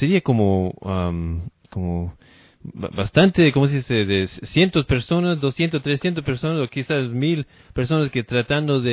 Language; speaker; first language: Spanish; non-native, fluent; English